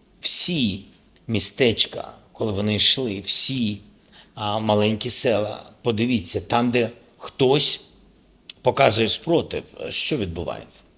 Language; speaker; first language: Ukrainian; non-native, local second language; Russian